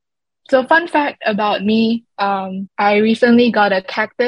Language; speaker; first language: English; non-native, local second language; Chinese